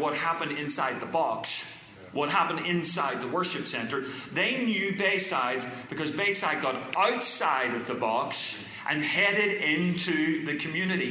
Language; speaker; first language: English; native; English